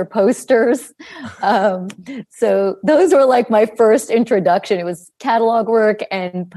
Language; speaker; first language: English; early bilingual, other home language; Greek